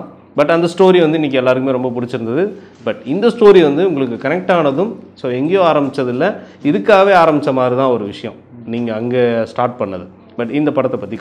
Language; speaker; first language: Tamil; native; Tamil